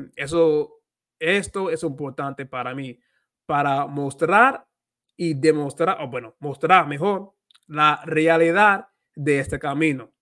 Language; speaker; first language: Spanish; non-native, fluent; English